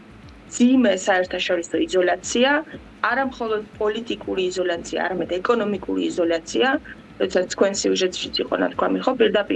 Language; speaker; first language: Georgian; native; Georgian